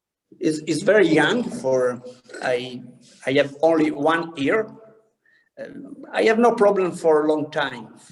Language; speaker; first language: English; non-native, learner; Italian